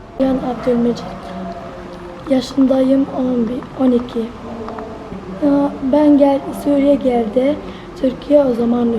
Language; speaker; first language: Turkish; non-native, learner; Arabic